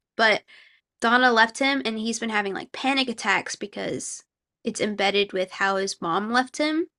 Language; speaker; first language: English; early bilingual, other home language; Korean